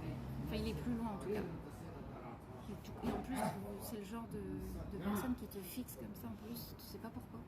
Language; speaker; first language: French; native; French